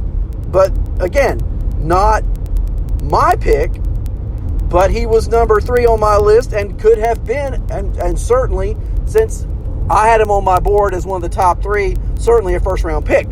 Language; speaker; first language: English; native; English